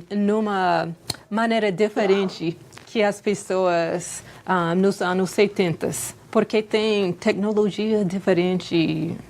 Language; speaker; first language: Portuguese; non-native, fluent; English